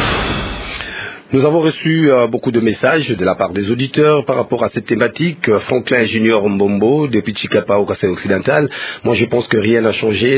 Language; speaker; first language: French; non-native, local second language; Lingala